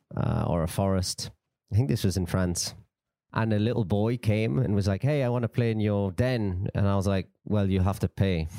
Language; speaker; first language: English; native; English